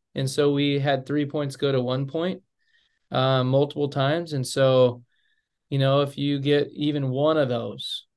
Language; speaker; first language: English; native; English